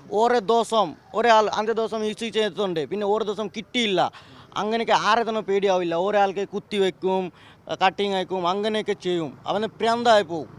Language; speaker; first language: Malayalam; non-native, local second language; Bangla